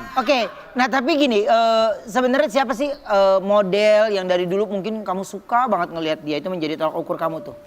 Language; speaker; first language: Indonesian; native; Indonesian